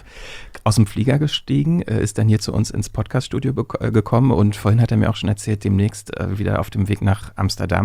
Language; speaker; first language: German; native; German